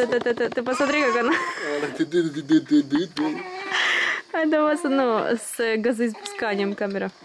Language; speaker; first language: Russian; native; Russian